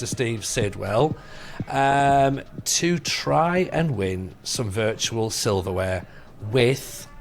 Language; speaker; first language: English; native; English